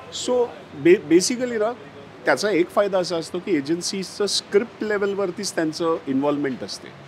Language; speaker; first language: Marathi; native; Marathi